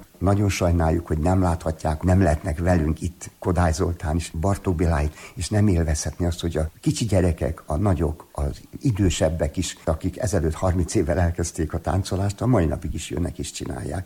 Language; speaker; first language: Hungarian; native; Hungarian